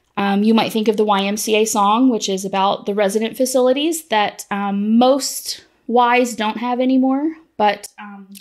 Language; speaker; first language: English; native; English